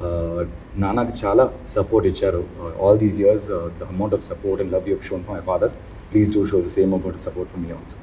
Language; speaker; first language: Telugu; non-native, learner; Tamil